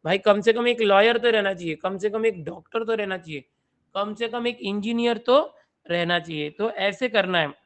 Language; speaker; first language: Hindi; non-native, local second language; Marathi